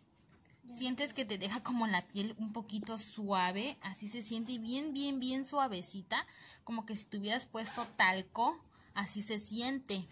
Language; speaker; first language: Spanish; native; Spanish